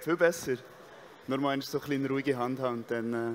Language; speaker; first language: German; native; German